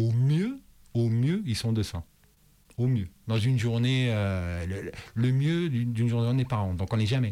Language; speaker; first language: French; native; French